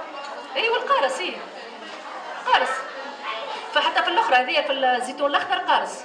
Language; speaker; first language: Arabic; native; Arabic